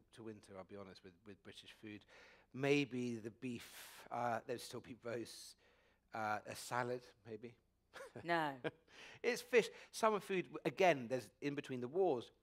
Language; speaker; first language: English; native; English